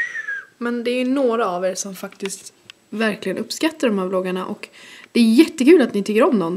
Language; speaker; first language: Swedish; native; Swedish